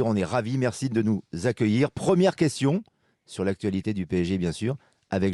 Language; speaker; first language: French; native; French